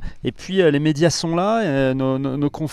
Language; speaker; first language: French; native; French